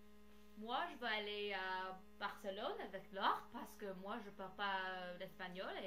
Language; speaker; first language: French; non-native, learner; English